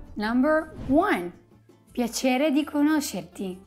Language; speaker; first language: English; non-native, fluent; Italian